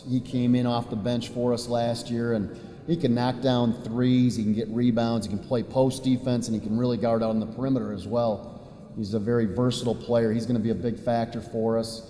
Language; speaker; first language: English; native; English